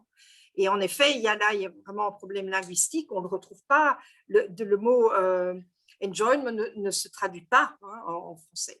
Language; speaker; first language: French; native; French